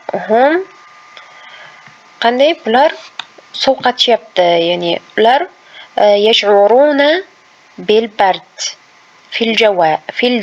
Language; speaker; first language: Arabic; non-native, fluent; Uzbek